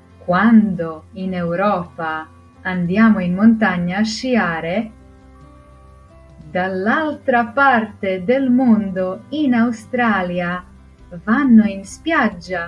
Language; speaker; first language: Italian; non-native, fluent; Croatian